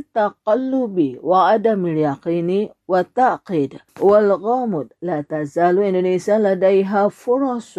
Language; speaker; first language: Arabic; non-native, fluent; Indonesian